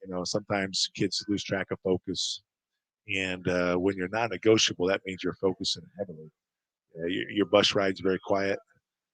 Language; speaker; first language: English; native; English